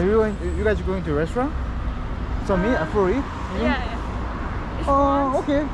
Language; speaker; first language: English; non-native, learner; Korean